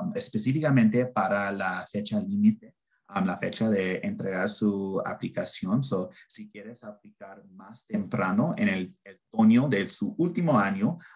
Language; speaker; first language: Spanish; early bilingual, heritage; Spanish